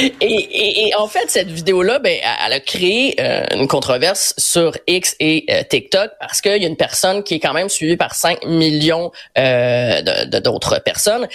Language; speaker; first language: French; native; French